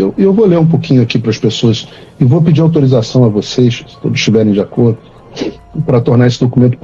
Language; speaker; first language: Portuguese; native; Portuguese